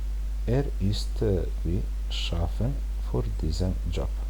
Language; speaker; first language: German; non-native, fluent; Bosnian